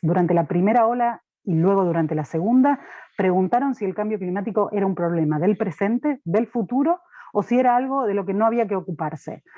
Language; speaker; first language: Spanish; native; Spanish